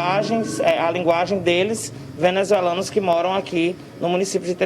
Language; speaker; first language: Portuguese; native; Portuguese